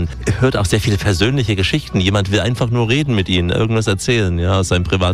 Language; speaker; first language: German; native; German